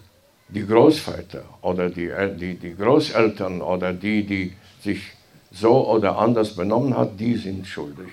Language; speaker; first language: German; non-native, fluent; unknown